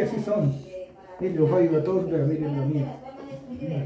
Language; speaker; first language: Spanish; native; Spanish